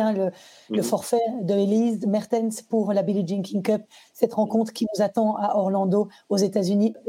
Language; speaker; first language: French; native; French